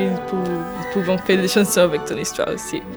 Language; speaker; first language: French; non-native, learner; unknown